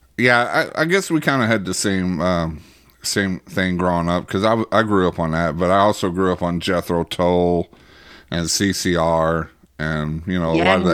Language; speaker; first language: English; native; English